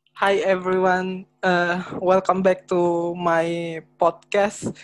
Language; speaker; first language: English; non-native, learner; Indonesian